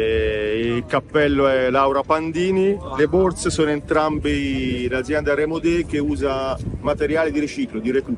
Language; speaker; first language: Italian; native; Italian